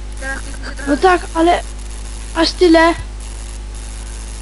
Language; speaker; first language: Polish; native; Polish